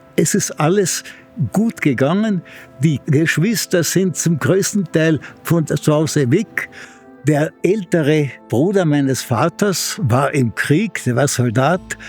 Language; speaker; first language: German; non-native, local second language; Slovenian